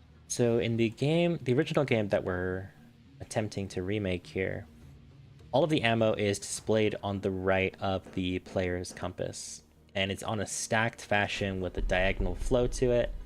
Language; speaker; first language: English; native; English